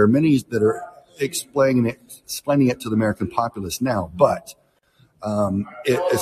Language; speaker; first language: English; native; English